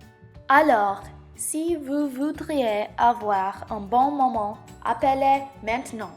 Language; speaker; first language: French; non-native, learner; English